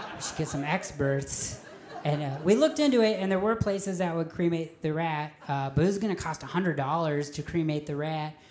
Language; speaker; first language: English; native; English